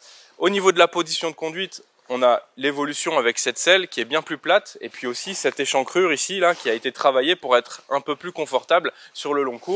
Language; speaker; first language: French; native; French